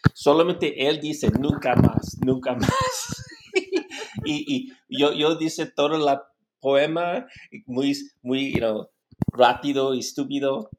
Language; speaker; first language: Spanish; non-native, learner; English